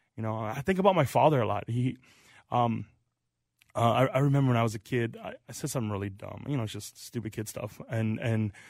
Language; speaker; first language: English; native; English